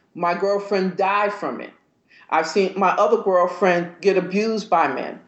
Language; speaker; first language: English; native; English